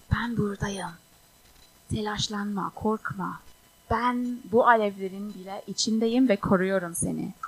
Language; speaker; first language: Turkish; non-native, fluent; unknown